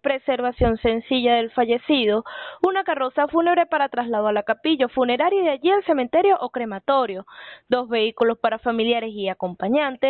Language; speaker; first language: Spanish; native; Spanish